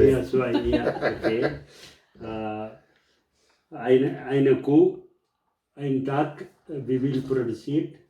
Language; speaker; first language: German; non-native, learner; Tamil